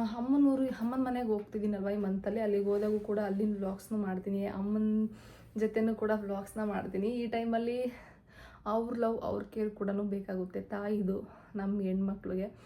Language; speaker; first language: Kannada; native; Kannada